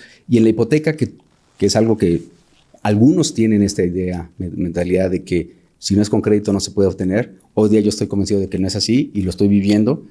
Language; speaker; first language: Spanish; native; Spanish